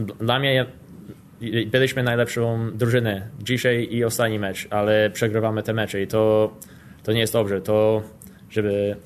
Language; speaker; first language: Polish; non-native, learner; English